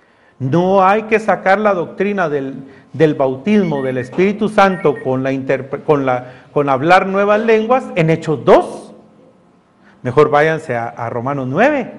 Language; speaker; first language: Spanish; native; Spanish